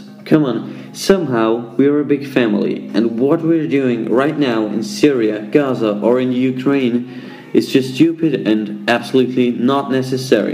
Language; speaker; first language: English; non-native, fluent; Swiss German